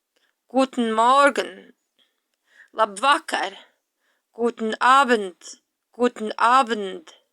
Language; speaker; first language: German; non-native, fluent; Latvian